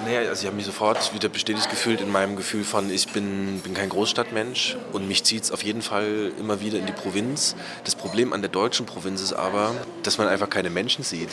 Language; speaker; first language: German; native; German